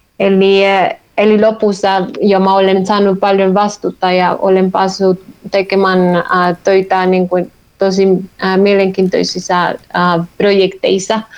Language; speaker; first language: Finnish; non-native, fluent; Spanish